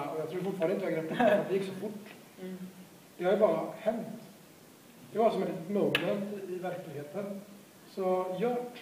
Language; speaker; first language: Swedish; native; Swedish